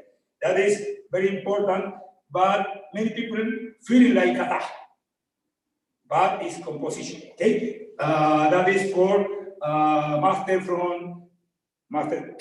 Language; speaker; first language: English; non-native, learner; Spanish